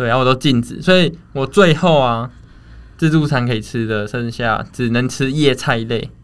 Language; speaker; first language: Chinese; native; Chinese